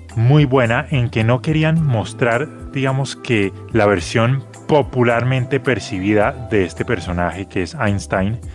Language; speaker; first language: Spanish; native; Spanish